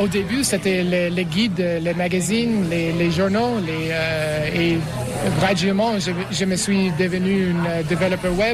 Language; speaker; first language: French; non-native, learner; English